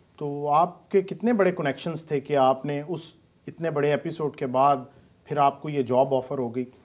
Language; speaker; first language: Urdu; native; Urdu